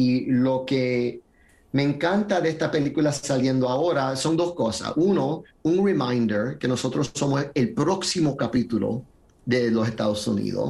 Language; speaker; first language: Spanish; early bilingual, heritage; Spanish